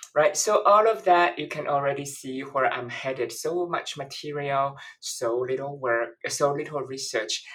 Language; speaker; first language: English; non-native, fluent; Chinese